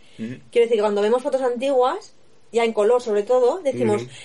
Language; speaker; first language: Spanish; native; Spanish